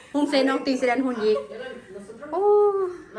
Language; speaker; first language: Swedish; non-native, learner; Thai